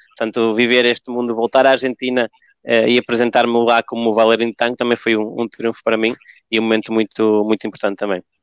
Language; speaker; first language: Portuguese; early bilingual, other home language; Spanish